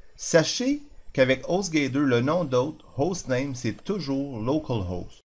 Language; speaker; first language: French; native; French